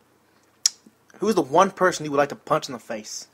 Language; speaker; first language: English; native; English